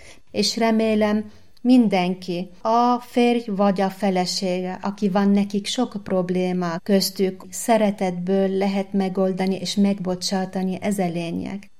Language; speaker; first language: Hungarian; non-native, learner; Arabic